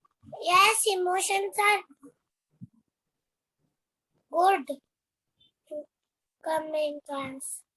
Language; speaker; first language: English; non-native, learner; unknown